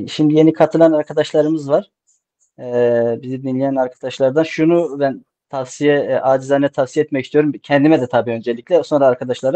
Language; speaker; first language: Turkish; native; Turkish